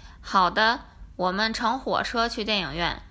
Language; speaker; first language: Chinese; non-native, learner; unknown